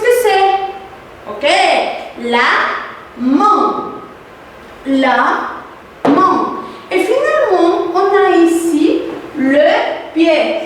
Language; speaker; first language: French; non-native, fluent; Spanish